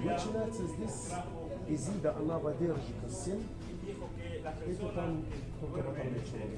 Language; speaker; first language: Russian; non-native, learner; Arabic